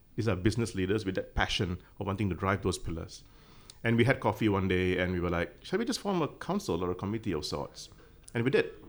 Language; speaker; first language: English; non-native, local second language; Tamil